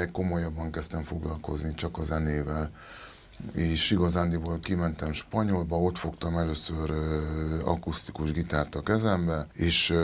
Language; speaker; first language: Hungarian; non-native, local second language; Spanish